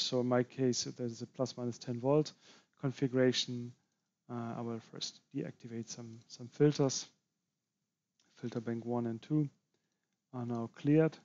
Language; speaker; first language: English; non-native, fluent; German